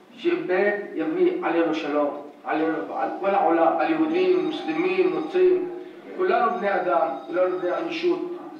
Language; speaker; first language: Hebrew; non-native, local second language; Arabic